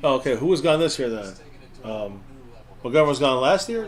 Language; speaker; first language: English; native; English